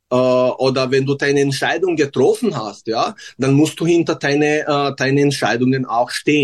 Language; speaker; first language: German; non-native, fluent; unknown